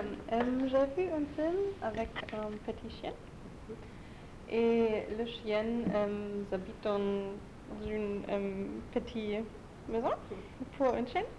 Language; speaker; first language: French; non-native, learner; German